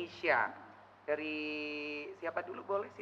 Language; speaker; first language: Indonesian; native; Indonesian